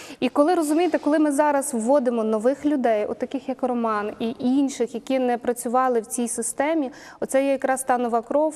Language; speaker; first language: Ukrainian; native; Ukrainian